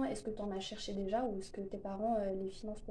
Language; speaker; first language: French; native; French